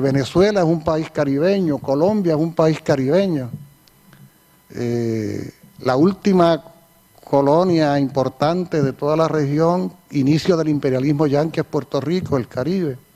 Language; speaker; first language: Spanish; native; Spanish